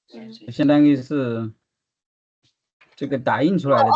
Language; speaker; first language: Chinese; native; Chinese